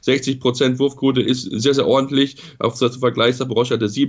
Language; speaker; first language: German; native; German